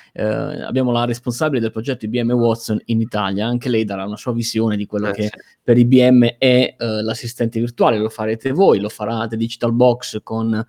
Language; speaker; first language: Italian; native; Italian